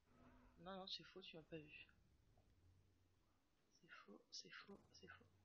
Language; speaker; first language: French; native; French